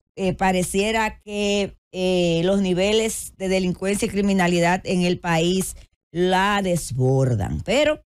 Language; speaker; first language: Spanish; native; Spanish